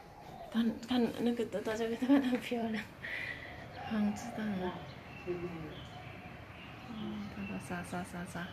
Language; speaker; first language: Chinese; non-native, fluent; Indonesian